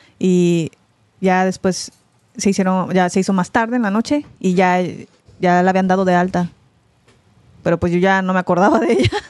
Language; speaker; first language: Spanish; early bilingual, other home language; Korean